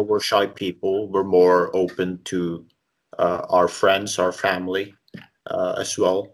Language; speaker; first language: English; non-native, fluent; Norwegian